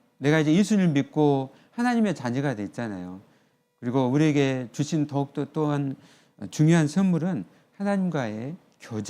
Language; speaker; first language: Korean; native; Korean